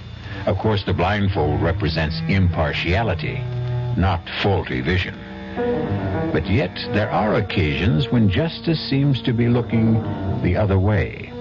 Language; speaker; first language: English; native; English